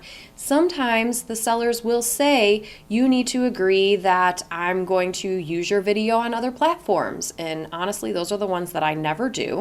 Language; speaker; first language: English; native; English